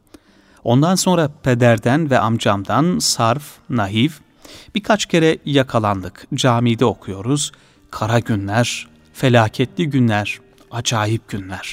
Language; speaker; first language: Turkish; native; Turkish